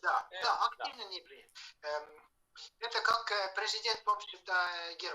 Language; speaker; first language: Russian; non-native, fluent; Estonian